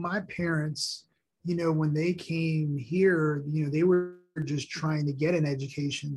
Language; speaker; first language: English; early bilingual, other home language; Haitian Creole